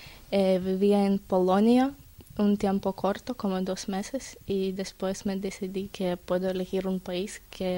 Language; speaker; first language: Spanish; non-native, learner; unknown